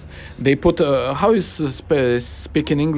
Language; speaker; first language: English; non-native, learner; Portuguese